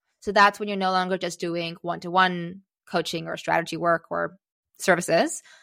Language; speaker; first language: English; early bilingual, other home language; Czech